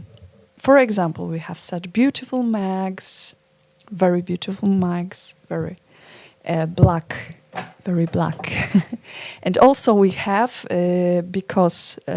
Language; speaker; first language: English; non-native, fluent; Polish